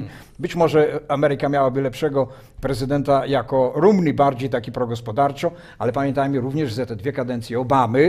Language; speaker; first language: Polish; native; Polish